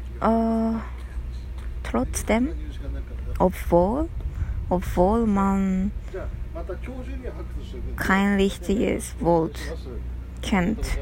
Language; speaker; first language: German; non-native, learner; Japanese